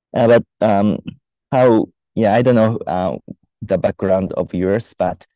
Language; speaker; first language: English; non-native, fluent; Japanese